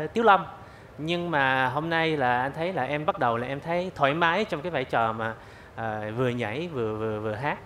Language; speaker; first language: Vietnamese; native; Vietnamese